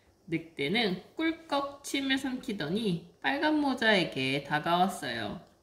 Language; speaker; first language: Korean; native; Korean